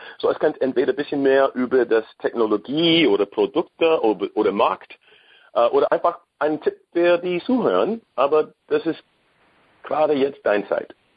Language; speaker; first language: German; non-native, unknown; English